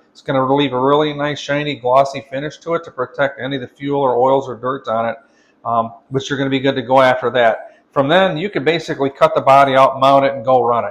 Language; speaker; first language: English; native; English